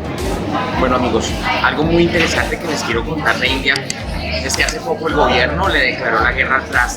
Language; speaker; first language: Spanish; native; Spanish